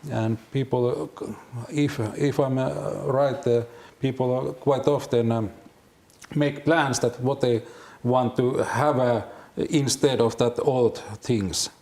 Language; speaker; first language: English; non-native, learner; Finnish